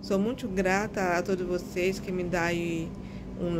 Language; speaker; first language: Portuguese; native; Portuguese